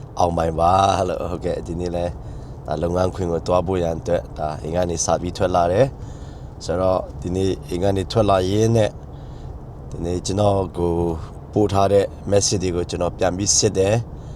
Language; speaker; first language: Burmese; non-native, local second language; Kachin